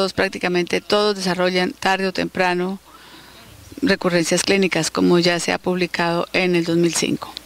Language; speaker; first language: Spanish; native; Spanish